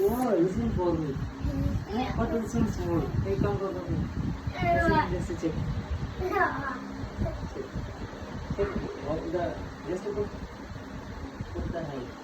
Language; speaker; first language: English; non-native, learner; Malayalam